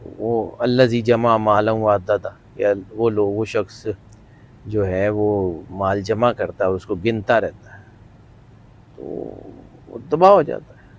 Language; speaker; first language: Urdu; non-native, local second language; Punjabi